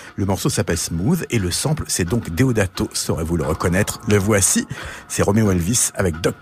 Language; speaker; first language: French; native; French